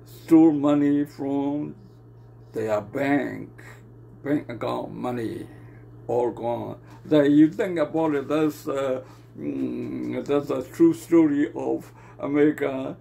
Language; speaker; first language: English; non-native, learner; Burmese